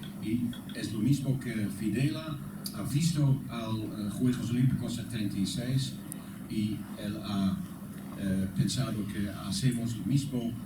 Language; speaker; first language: Spanish; non-native, learner; Dutch